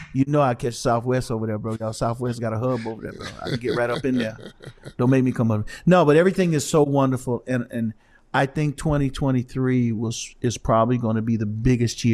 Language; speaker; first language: English; native; English